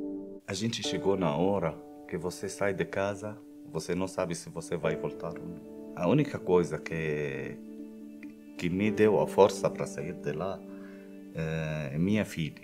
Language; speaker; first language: Portuguese; non-native, learner; Arabic